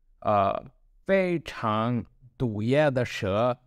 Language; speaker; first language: Chinese; non-native, learner; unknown